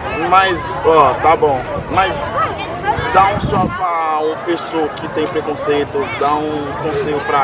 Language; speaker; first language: Portuguese; non-native, learner; Haitian Creole